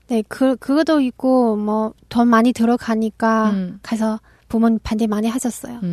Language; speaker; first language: Korean; non-native, learner; Chinese